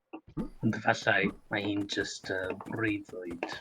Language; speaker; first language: Welsh; non-native, learner; English